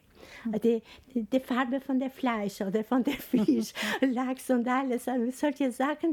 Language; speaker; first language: German; non-native, fluent; Albanian